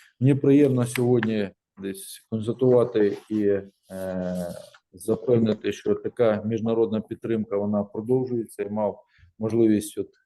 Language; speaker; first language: Ukrainian; native; Ukrainian